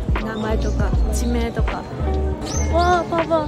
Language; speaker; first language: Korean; non-native, fluent; Japanese